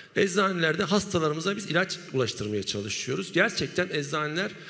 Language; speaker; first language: Turkish; native; Turkish